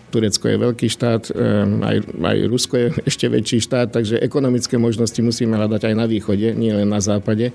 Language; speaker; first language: Slovak; non-native, local second language; Hungarian